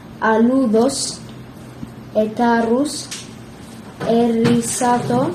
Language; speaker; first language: Greek; non-native, learner; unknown